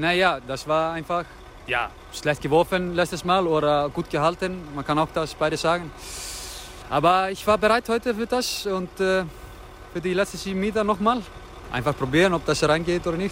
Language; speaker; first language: German; non-native, fluent; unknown